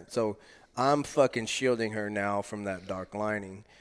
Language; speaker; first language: English; native; English